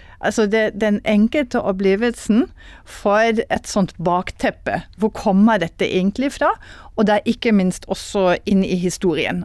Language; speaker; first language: Norwegian; non-native, fluent; German